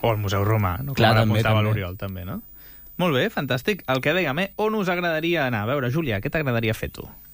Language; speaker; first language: Catalan; native; Catalan